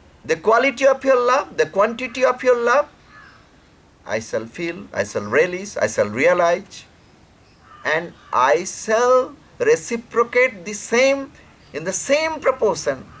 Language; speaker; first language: English; non-native, local second language; Bangla